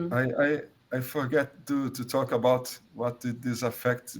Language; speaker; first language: English; non-native, learner; Portuguese